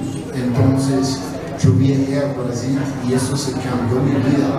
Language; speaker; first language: Spanish; non-native, fluent; English